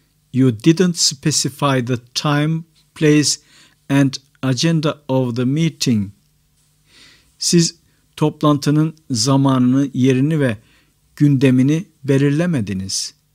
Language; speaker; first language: English; non-native, fluent; Turkish